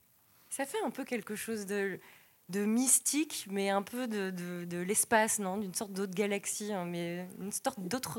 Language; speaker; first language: French; native; French